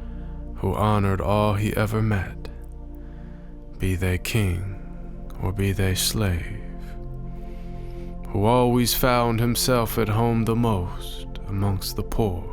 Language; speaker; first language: English; native; English